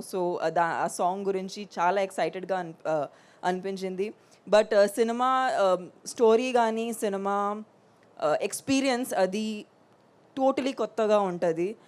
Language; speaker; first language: Telugu; non-native, local second language; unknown